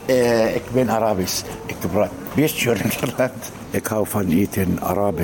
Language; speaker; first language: Dutch; non-native, learner; Arabic